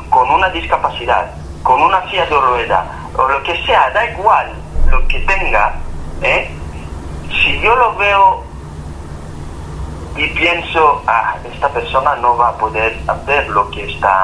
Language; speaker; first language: Spanish; non-native, fluent; Hebrew